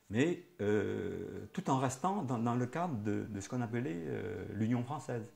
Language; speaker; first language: French; native; French